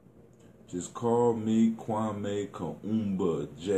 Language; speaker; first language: English; native; English